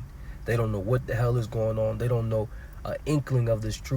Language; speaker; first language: English; native; English